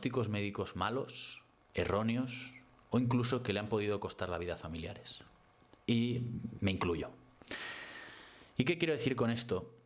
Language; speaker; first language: Spanish; native; Spanish